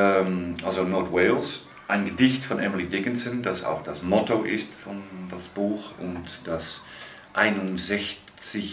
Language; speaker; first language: German; non-native, fluent; Dutch